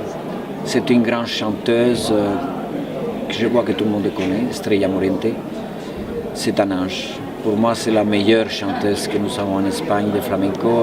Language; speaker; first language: French; non-native, fluent; Spanish